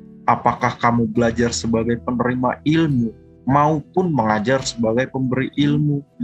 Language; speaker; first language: Indonesian; non-native, fluent; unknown